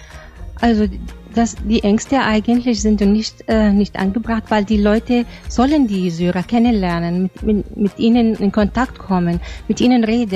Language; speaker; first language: German; non-native, fluent; Arabic